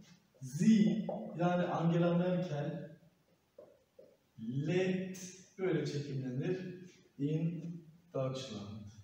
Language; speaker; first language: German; non-native, learner; Turkish